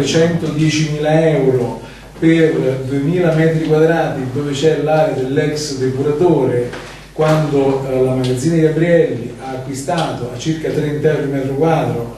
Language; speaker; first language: Italian; native; Italian